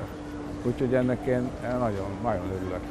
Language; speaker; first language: Hungarian; native; Hungarian